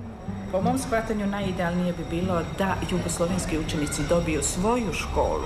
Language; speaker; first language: Serbian; native; Serbian